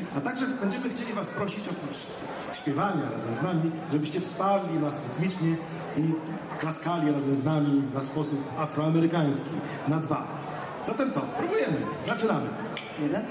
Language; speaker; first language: Polish; native; Polish